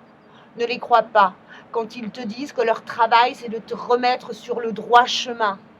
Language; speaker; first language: French; native; French